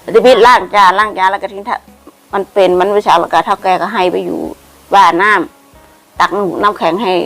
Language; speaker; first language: Lao; non-native, learner; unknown